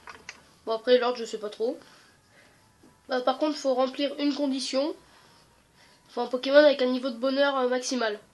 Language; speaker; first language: French; native; French